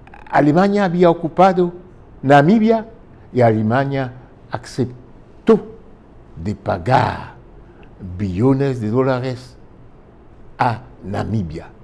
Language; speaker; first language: Spanish; non-native, fluent; French